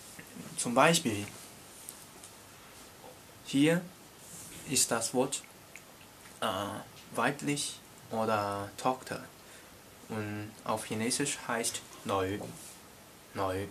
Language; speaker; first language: German; non-native, learner; Cantonese